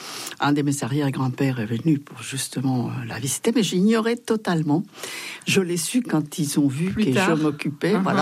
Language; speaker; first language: French; non-native, fluent; Spanish